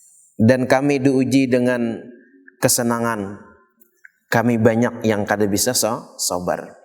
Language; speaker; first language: Indonesian; non-native, local second language; Banjar